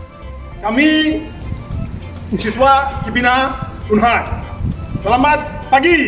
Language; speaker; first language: Indonesian; non-native, learner; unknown